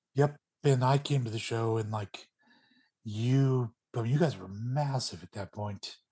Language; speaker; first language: English; native; English